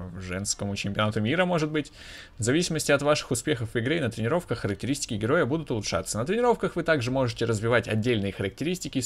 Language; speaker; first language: Russian; native; Russian